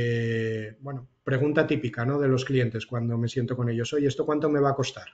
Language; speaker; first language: Spanish; native; Spanish